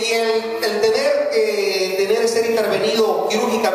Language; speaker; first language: Spanish; native; Spanish